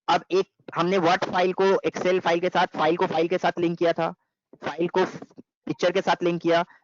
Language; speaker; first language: Hindi; non-native, local second language; Bangla